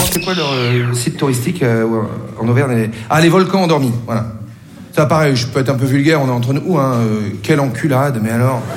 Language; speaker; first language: French; native; French